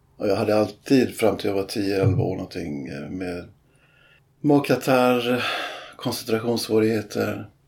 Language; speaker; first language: Swedish; native; Swedish